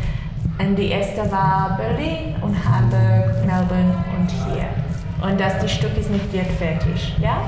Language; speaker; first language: German; non-native, learner; English